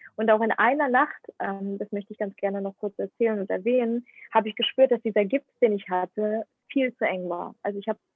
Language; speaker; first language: German; non-native, fluent; Ukrainian